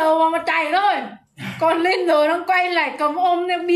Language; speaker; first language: Vietnamese; native; Vietnamese